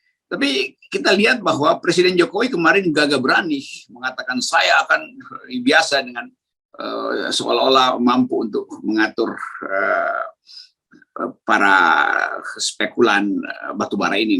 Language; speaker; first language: Indonesian; native; Indonesian